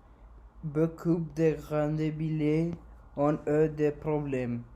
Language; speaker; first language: French; non-native, learner; Spanish